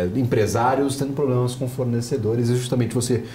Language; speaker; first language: Portuguese; native; Portuguese